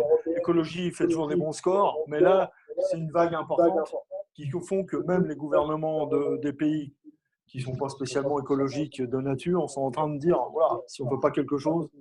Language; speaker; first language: French; native; French